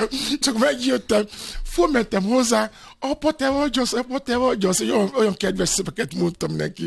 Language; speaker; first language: Hungarian; non-native, fluent; Yoruba